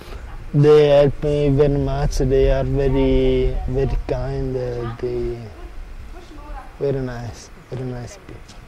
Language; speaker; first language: English; non-native, learner; Italian